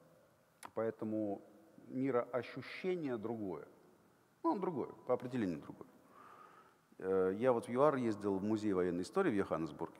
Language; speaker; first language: Russian; native; Russian